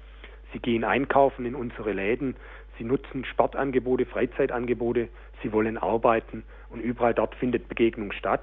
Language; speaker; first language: German; native; German